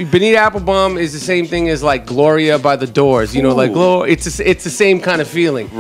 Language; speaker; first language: English; native; English